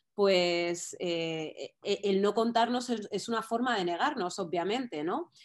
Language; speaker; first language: Spanish; native; Spanish